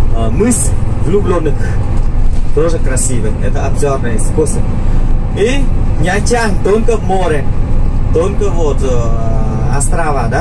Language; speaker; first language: Russian; non-native, learner; Vietnamese